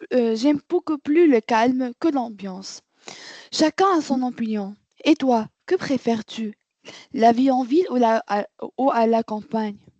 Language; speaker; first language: French; non-native, learner; Arabic